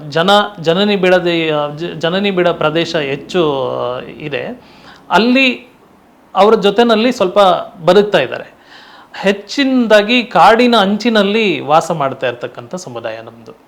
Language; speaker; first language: Kannada; non-native, local second language; Tulu